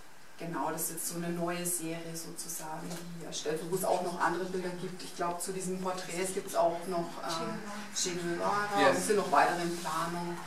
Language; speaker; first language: German; native; German